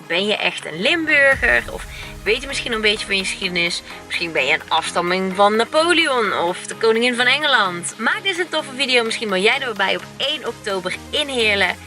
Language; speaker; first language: Dutch; native; Dutch